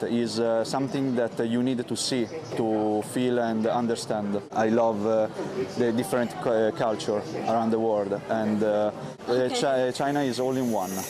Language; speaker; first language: English; non-native, fluent; Italian